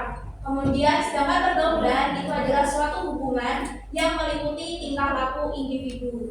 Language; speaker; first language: Indonesian; native; Indonesian